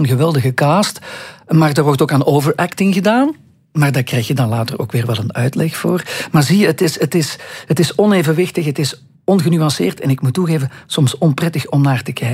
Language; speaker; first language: Dutch; native; Dutch